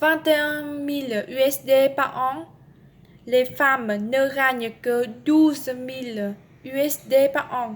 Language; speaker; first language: French; non-native, learner; Vietnamese